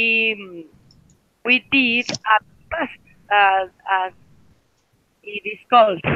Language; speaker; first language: English; non-native, learner; Spanish